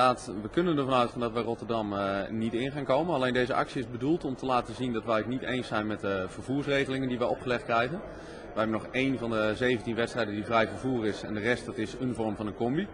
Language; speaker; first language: Dutch; native; Dutch